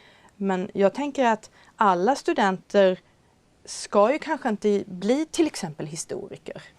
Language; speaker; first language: Swedish; native; Swedish